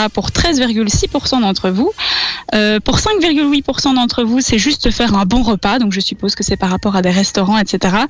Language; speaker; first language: French; native; French